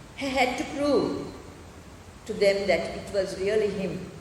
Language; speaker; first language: English; non-native, local second language; Sinhala